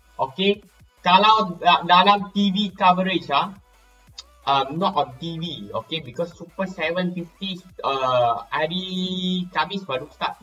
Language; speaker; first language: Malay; non-native, local second language; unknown